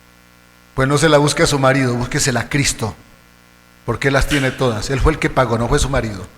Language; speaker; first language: Spanish; native; Spanish